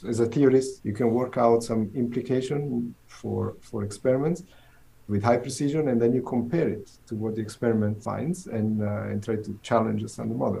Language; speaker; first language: English; non-native, fluent; Italian